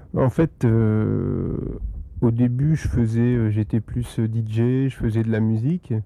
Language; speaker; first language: French; native; French